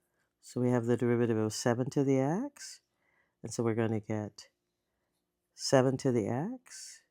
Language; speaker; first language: English; native; English